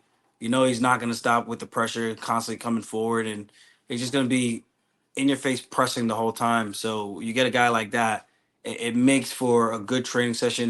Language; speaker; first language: English; native; English